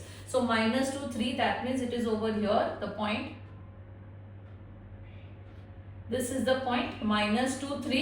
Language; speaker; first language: English; non-native, local second language; Hindi